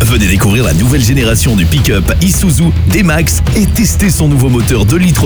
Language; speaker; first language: French; native; French